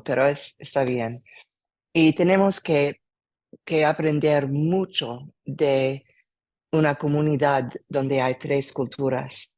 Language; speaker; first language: Spanish; non-native, learner; English